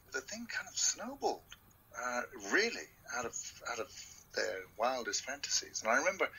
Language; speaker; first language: English; native; English